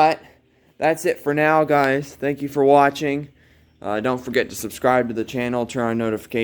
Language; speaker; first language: English; native; English